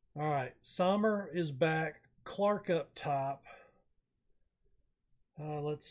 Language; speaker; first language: English; native; English